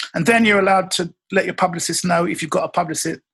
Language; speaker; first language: English; native; English